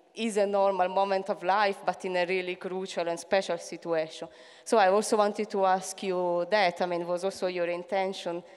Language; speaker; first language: English; non-native, fluent; Italian